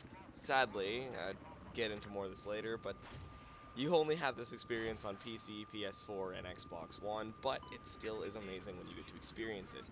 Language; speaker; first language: English; native; English